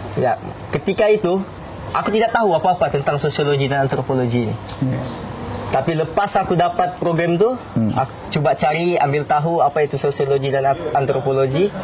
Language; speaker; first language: Malay; native; Malay